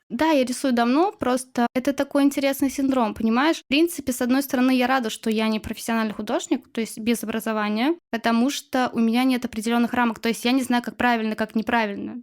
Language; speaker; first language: Russian; native; Russian